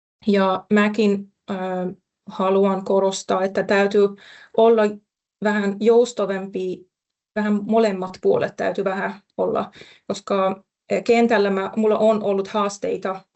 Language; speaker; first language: Finnish; non-native, fluent; Persian